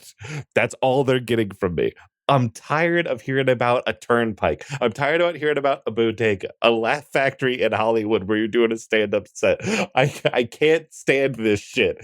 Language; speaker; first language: English; native; English